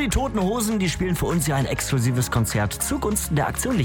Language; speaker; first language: German; native; German